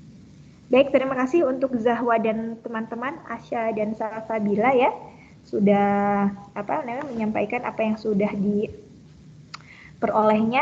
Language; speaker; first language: Indonesian; native; Indonesian